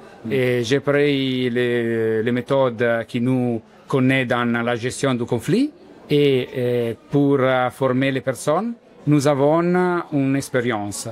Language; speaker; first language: French; non-native, learner; Italian